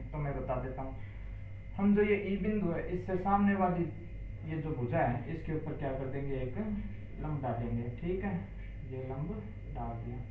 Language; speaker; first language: Hindi; native; Hindi